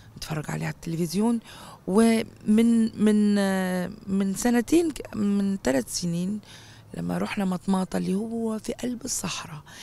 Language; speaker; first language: Arabic; native; Arabic